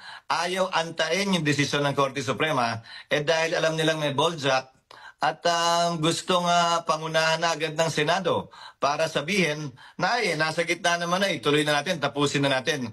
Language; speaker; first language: Filipino; native; Filipino